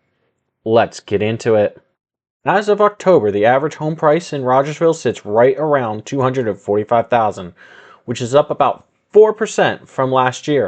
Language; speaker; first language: English; native; English